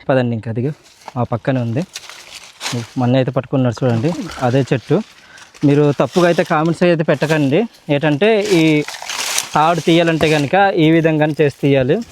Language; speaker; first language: Telugu; non-native, local second language; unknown